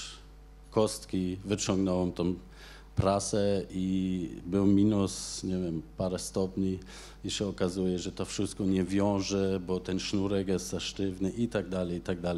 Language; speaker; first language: Polish; non-native, fluent; German